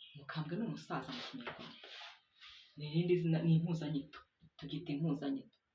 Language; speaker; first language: Kinyarwanda; native; Kinyarwanda